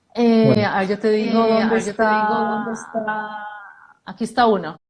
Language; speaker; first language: Spanish; native; Spanish